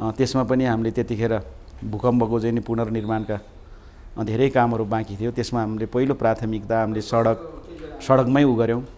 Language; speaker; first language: Nepali; non-native, local second language; Eastern Tamang